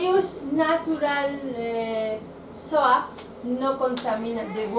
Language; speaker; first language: English; non-native, learner; Spanish